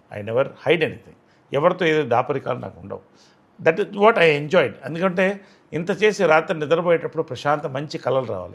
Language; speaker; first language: Telugu; native; Telugu